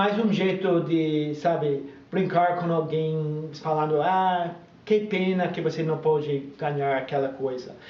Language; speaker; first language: Portuguese; non-native, fluent; English